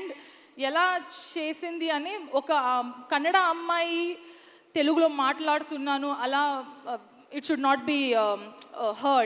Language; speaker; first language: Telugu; non-native, learner; Kannada